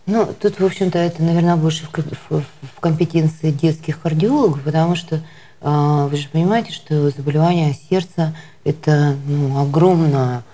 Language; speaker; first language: Russian; native; Russian